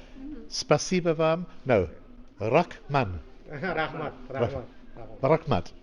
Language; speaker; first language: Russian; non-native, learner; English